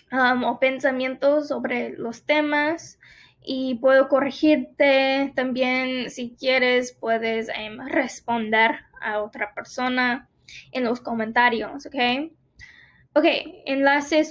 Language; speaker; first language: Spanish; non-native, fluent; English